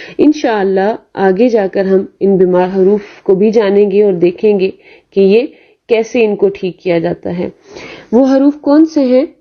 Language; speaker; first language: Urdu; native; Urdu